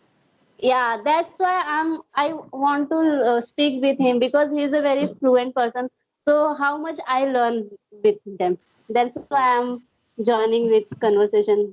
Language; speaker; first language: English; non-native, learner; Hindi